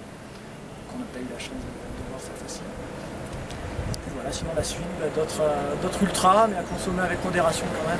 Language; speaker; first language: French; native; French